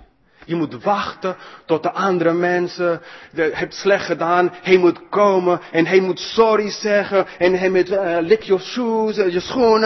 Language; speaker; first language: Dutch; non-native, fluent; English